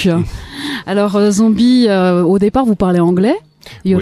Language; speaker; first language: French; native; French